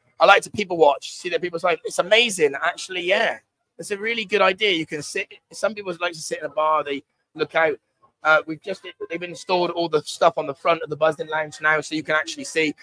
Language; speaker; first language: English; native; English